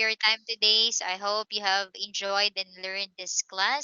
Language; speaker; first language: English; non-native, local second language; Filipino